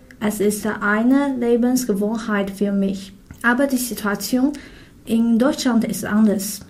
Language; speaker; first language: German; non-native, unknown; Chinese